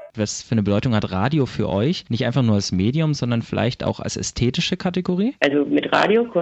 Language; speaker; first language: German; non-native, fluent; English